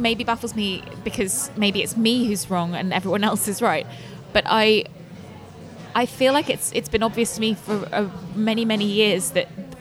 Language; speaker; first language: English; native; English